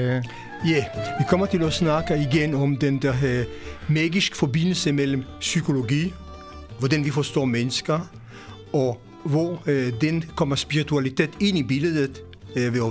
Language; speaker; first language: Danish; non-native, fluent; Hebrew